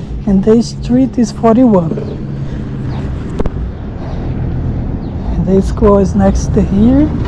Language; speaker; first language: English; non-native, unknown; Portuguese